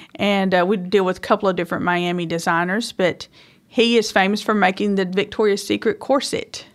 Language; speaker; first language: English; native; English